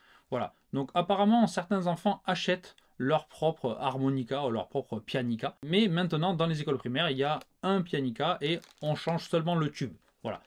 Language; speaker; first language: French; native; French